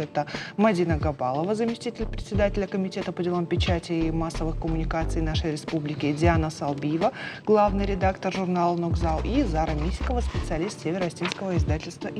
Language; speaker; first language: Russian; native; Russian